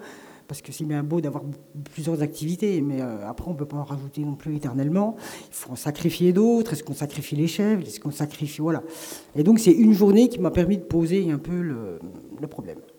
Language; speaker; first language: French; native; French